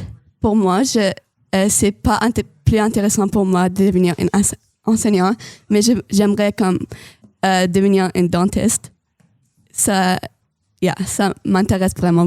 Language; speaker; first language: French; non-native, local second language; Arabic